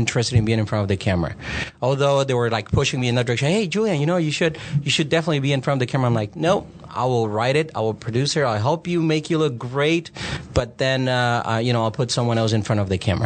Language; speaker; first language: English; non-native, fluent; Spanish